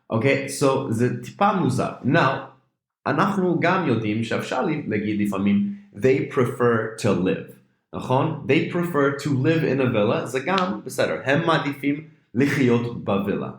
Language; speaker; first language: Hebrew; non-native, fluent; English